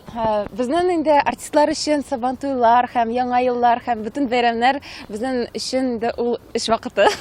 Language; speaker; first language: Tatar; native; Tatar